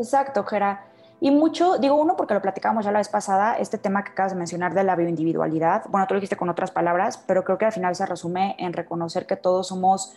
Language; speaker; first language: Spanish; native; Spanish